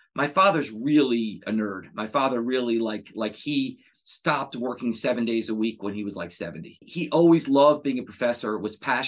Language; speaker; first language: English; native; English